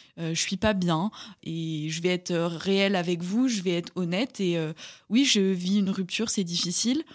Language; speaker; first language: French; native; French